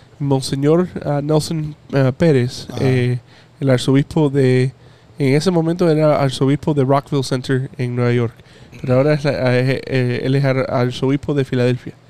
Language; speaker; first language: Spanish; native; Spanish